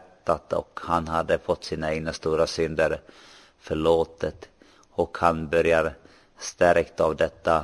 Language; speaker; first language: Swedish; non-native, local second language; Finnish